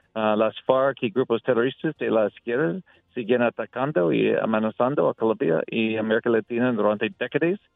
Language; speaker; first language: Spanish; non-native, learner; English